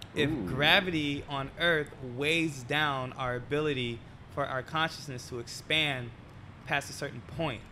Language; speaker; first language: English; native; English